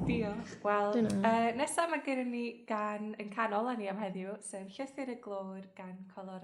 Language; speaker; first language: Welsh; native; Welsh